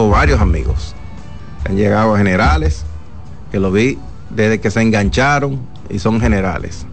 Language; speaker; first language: Spanish; native; Spanish